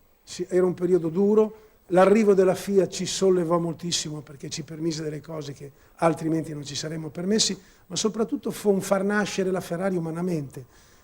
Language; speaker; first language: Italian; native; Italian